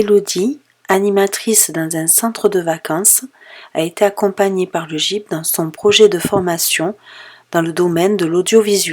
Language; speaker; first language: French; native; French